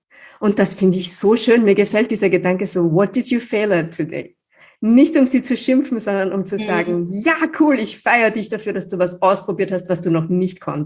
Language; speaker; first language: German; native; German